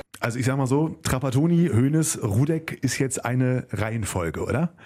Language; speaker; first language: German; native; German